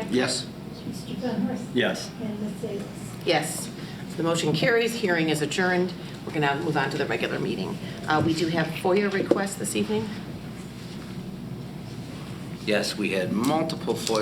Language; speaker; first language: English; non-native, fluent; Russian